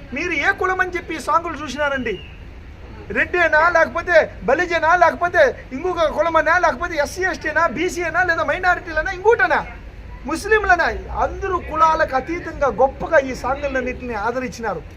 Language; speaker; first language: Telugu; native; Telugu